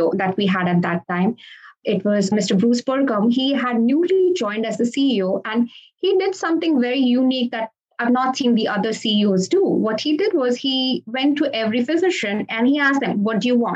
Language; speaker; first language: English; non-native, local second language; Konkani